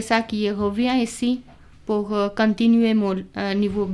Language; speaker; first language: French; non-native, learner; Urdu